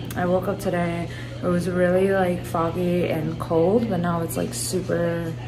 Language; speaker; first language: English; early bilingual, other home language; Spanish